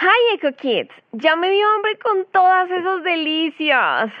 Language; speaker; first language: Spanish; native; Spanish